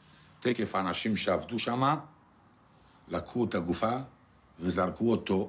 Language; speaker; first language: Hebrew; non-native, fluent; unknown